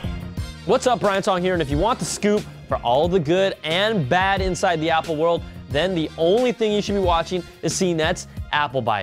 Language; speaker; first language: English; native; English